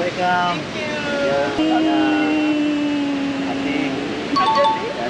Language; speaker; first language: English; non-native, learner; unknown